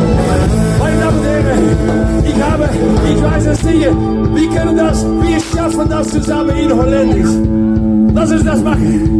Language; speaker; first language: German; non-native, learner; Dutch